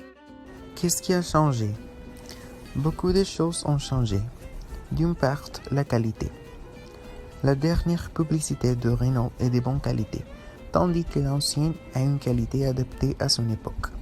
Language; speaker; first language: French; non-native, fluent; Spanish